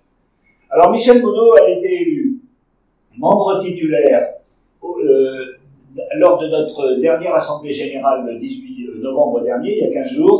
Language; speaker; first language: French; native; French